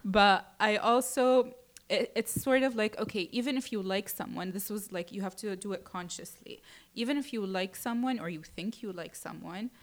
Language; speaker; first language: English; early bilingual, other home language; Arabic